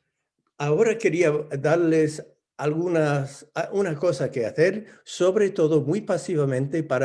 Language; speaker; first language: Spanish; non-native, fluent; English